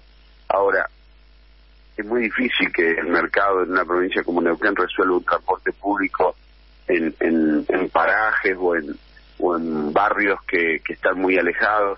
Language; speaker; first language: Spanish; native; Spanish